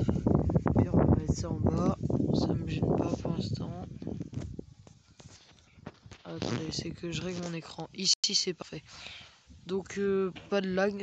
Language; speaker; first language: French; native; French